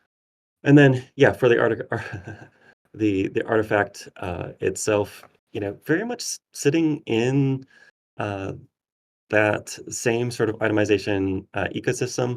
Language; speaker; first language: English; native; English